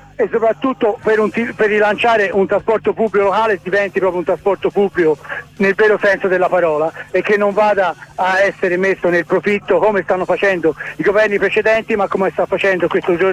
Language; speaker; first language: Italian; native; Italian